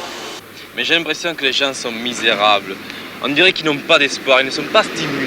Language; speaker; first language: French; native; French